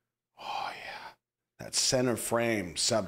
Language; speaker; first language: English; native; English